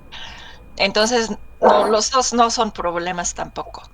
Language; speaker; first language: Spanish; non-native, learner; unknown